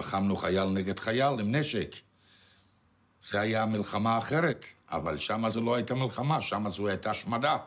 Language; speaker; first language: Hebrew; non-native, fluent; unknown